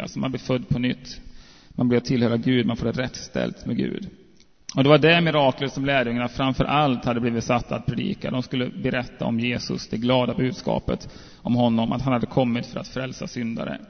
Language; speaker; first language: Swedish; native; Swedish